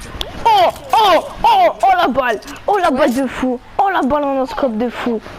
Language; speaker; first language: French; native; French